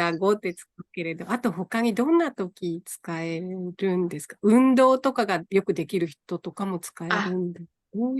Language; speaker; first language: Japanese; native; Japanese